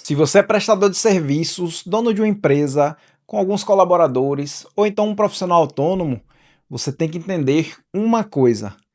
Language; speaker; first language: Portuguese; native; Portuguese